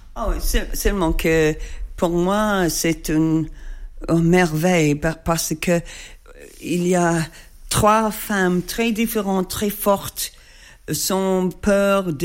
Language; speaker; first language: French; non-native, learner; English